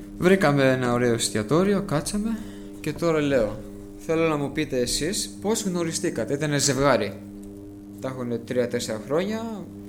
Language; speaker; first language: Greek; early bilingual, heritage; Greek